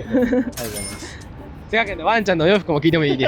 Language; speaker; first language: Japanese; native; Japanese